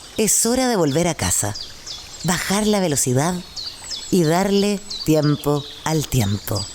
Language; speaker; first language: Spanish; native; Spanish